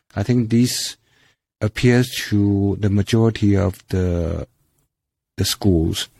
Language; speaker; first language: English; non-native, fluent; Chinese